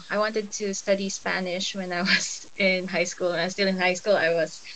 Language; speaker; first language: English; non-native, local second language; Cebuano